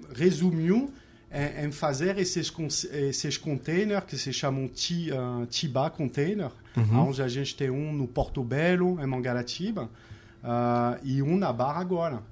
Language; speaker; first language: Portuguese; non-native, fluent; French